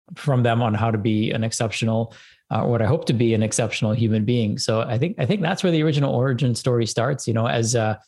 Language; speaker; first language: English; early bilingual, other home language; Hindi